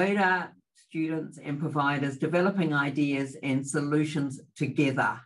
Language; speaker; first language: English; native; English